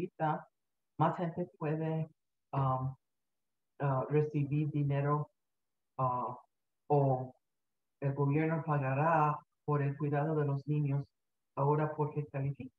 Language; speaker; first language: Spanish; early bilingual, heritage; Spanish